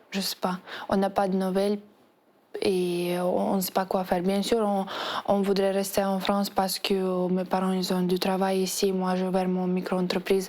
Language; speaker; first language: French; non-native, fluent; Ukrainian